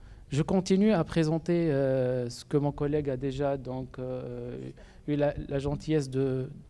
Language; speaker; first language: French; non-native, local second language; Arabic